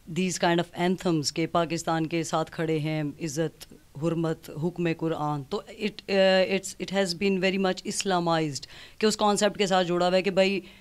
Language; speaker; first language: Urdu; non-native, local second language; Punjabi